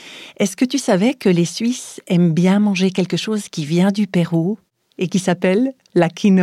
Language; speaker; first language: French; native; French